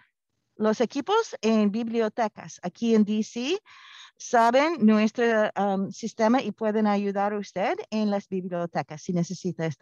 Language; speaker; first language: Spanish; non-native, fluent; English